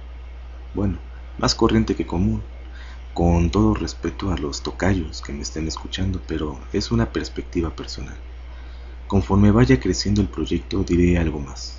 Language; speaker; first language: Spanish; native; Spanish